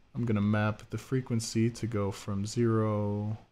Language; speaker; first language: English; early bilingual, other home language; French